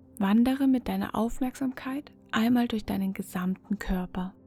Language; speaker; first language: German; native; German